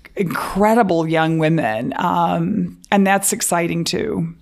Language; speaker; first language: English; native; English